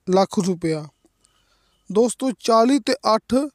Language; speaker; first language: Urdu; non-native, local second language; Punjabi